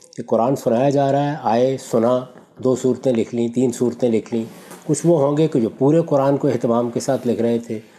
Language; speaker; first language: Urdu; non-native, local second language; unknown